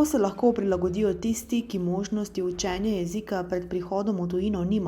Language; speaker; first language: Slovenian; native; Slovenian